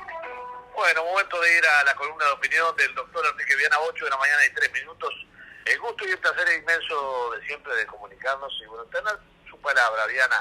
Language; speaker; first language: Spanish; native; Spanish